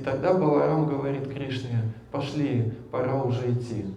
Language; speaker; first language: Russian; native; Russian